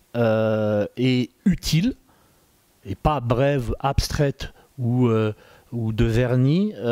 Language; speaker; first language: French; native; French